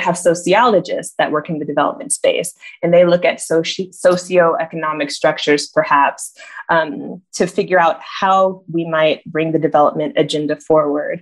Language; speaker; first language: English; native; English